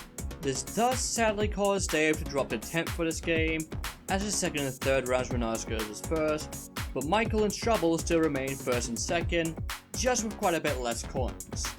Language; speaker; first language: English; native; English